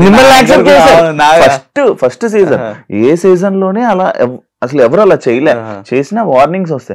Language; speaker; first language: Telugu; native; Telugu